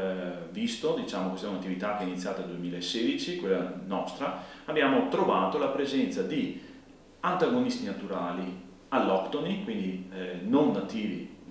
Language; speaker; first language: Italian; native; Italian